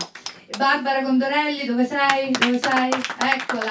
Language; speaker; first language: Italian; native; Italian